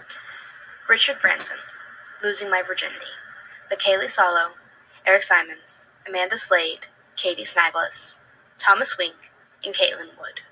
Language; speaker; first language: English; native; English